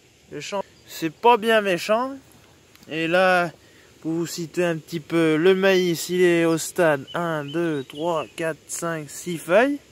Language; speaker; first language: French; native; French